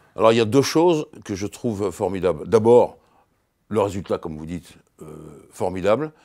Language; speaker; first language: French; native; French